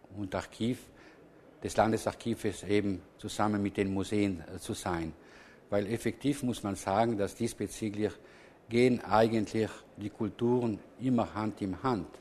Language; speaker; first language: German; non-native, local second language; Ladin